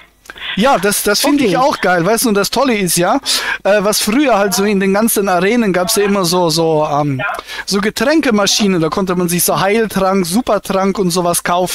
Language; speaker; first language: German; native; German